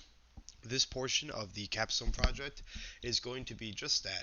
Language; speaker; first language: English; native; English